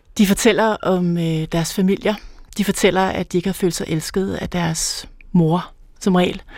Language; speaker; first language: Danish; native; Danish